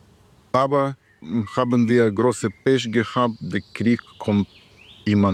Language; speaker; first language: German; non-native, learner; Russian